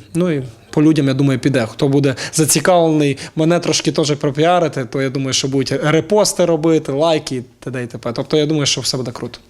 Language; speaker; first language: Ukrainian; native; Ukrainian